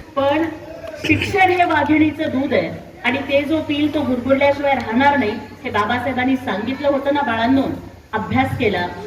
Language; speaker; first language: Marathi; non-native, local second language; Telugu